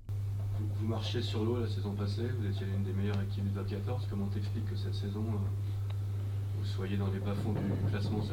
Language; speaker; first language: French; native; French